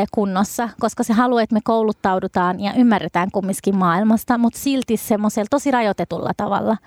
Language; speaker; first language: Finnish; early bilingual, other home language; Arabic